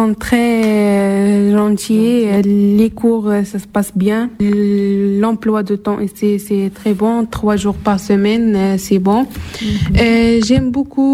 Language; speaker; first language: French; non-native, local second language; Arabic